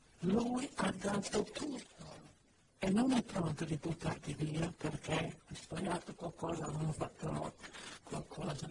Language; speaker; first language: Italian; non-native, fluent; English